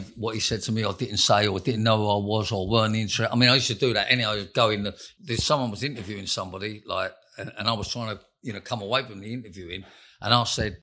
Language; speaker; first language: English; native; English